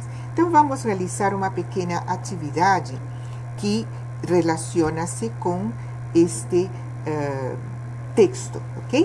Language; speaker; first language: Portuguese; non-native, fluent; Spanish